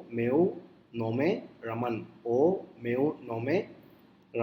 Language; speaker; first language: Portuguese; non-native, learner; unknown